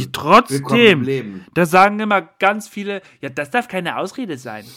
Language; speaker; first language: German; native; German